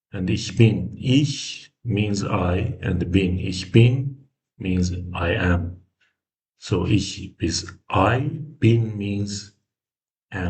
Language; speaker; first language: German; non-native, fluent; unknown